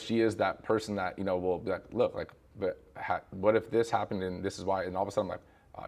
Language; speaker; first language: English; native; English